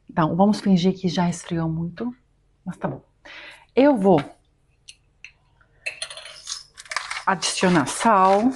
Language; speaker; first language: Portuguese; non-native, fluent; Greek